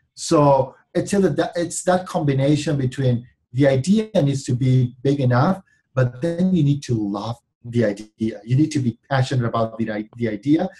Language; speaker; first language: English; non-native, fluent; Spanish